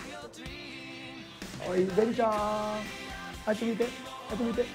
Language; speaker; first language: Japanese; early bilingual, other home language; Filipino